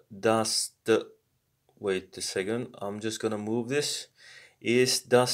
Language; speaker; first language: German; non-native, learner; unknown